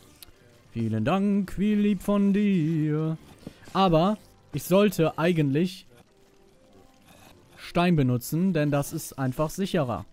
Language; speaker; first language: German; native; German